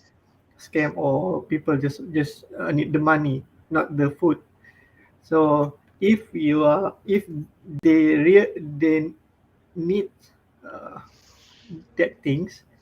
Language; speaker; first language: English; non-native, fluent; Malay